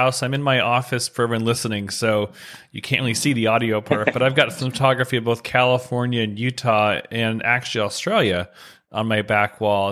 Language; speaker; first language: English; native; English